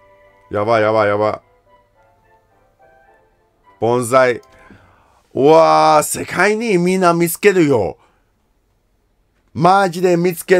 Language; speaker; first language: Japanese; non-native, learner; English